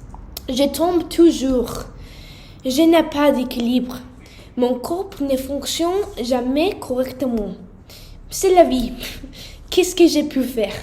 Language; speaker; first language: French; non-native, learner; English